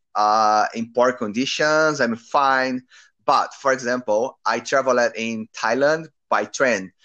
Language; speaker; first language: English; non-native, learner; Portuguese